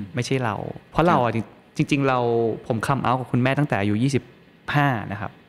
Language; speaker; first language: Thai; native; Thai